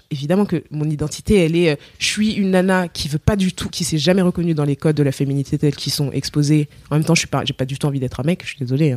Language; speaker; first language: French; native; French